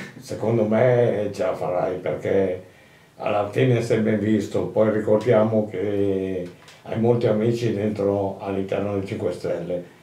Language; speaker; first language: Italian; native; Italian